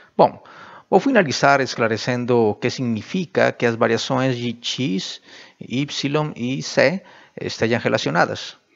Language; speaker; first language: Portuguese; non-native, fluent; Spanish